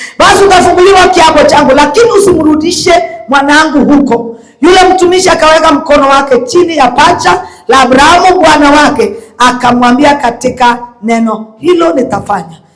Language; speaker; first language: Swahili; non-native, local second language; Kalenjin